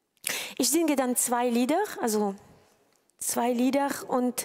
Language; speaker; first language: German; non-native, fluent; Ukrainian